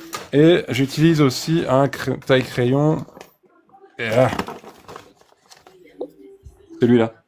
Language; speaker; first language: French; native; French